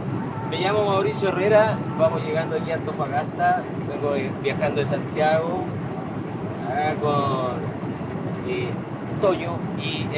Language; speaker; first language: Spanish; native; Spanish